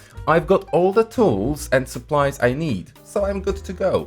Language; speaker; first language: English; non-native, fluent; Polish